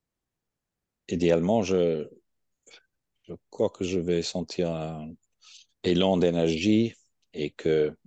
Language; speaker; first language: French; non-native, fluent; English